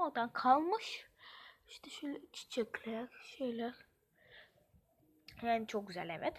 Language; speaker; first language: Turkish; early bilingual, heritage; Turkish